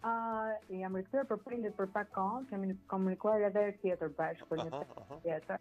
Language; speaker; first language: Albanian; native; Albanian